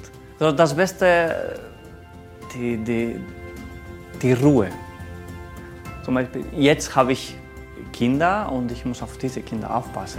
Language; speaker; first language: German; non-native, learner; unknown